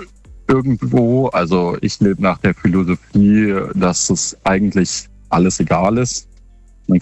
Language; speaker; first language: German; native; German